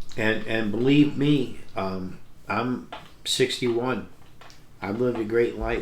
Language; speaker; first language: English; native; English